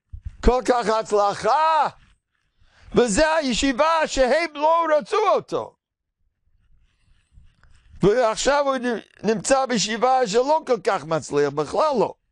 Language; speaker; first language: Hebrew; non-native, fluent; English